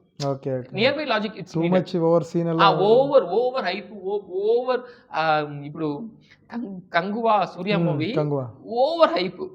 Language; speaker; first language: Telugu; non-native, learner; Tamil